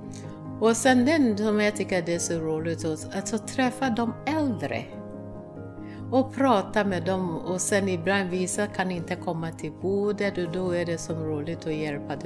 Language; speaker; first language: Swedish; non-native, fluent; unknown